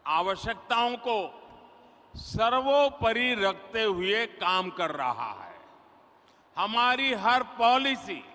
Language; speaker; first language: Hindi; non-native, local second language; Gujarati